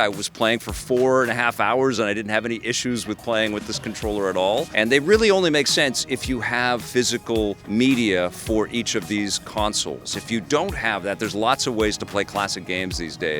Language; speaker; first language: English; native; English